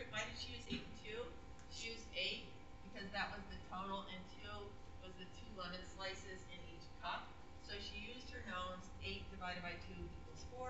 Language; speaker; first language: English; native; English